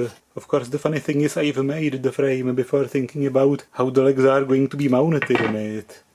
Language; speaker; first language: English; non-native, fluent; Czech